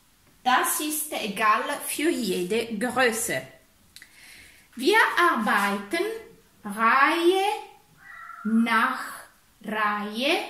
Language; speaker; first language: German; non-native, fluent; Italian